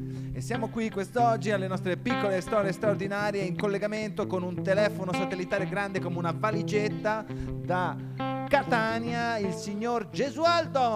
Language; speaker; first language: Italian; native; Italian